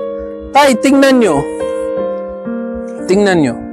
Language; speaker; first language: Filipino; non-native, fluent; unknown